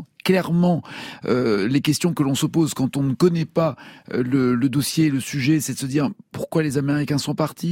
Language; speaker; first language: French; native; French